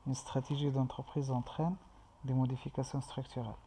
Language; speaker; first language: French; non-native, local second language; Arabic